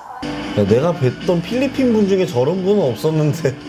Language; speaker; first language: Korean; native; Korean